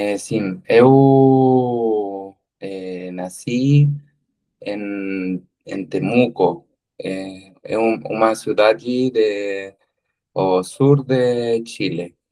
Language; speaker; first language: Portuguese; non-native, learner; Spanish